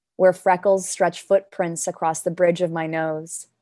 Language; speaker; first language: English; early bilingual, other home language; Danish